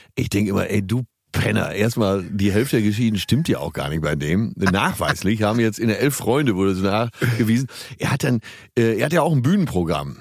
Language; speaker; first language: German; native; German